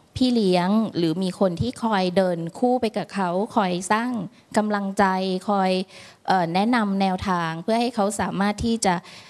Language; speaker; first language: Thai; native; Thai